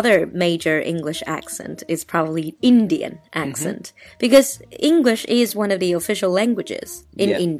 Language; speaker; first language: English; non-native, fluent; Chinese